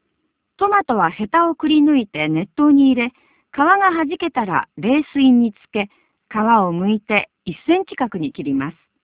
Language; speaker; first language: Japanese; native; Japanese